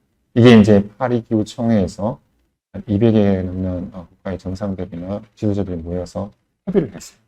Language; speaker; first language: Korean; native; Korean